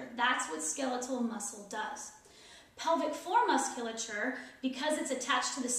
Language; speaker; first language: English; native; English